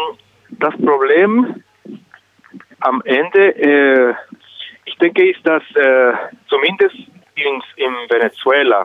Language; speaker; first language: German; non-native, learner; Spanish